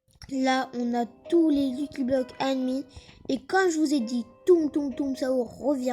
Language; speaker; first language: French; native; French